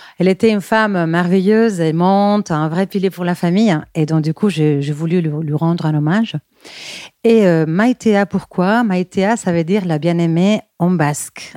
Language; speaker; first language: French; non-native, fluent; Spanish